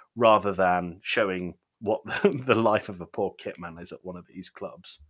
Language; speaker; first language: English; native; English